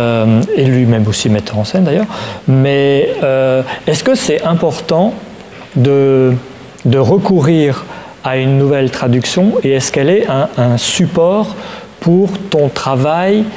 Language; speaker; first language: French; native; French